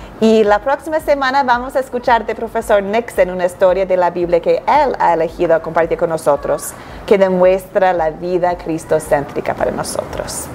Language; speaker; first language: Spanish; non-native, fluent; English